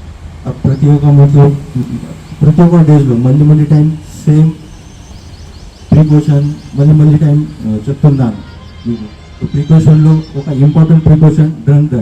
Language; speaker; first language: Telugu; non-native, learner; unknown